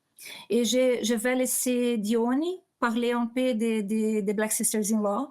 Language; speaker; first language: French; non-native, learner; Portuguese